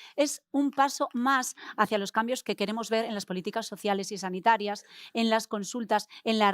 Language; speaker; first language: Spanish; native; Spanish